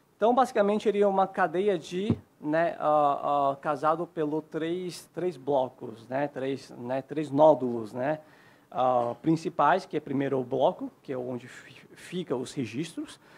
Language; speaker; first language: Portuguese; non-native, fluent; Chinese